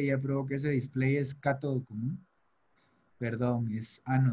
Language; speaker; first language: Spanish; native; Spanish